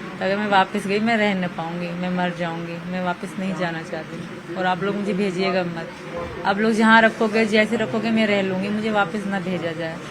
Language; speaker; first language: Urdu; non-native, local second language; Sindhi